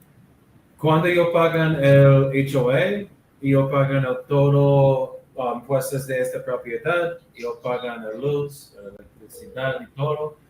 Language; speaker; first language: Spanish; non-native, learner; English